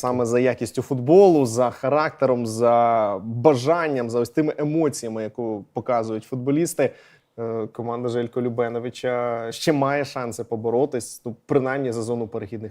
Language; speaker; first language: Ukrainian; native; Ukrainian